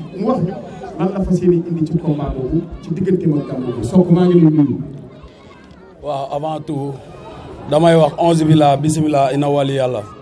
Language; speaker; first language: Wolof; non-native, local second language; Jola-Fonyi